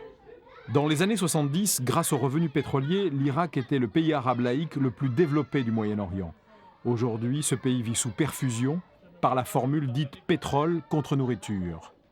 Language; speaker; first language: French; native; French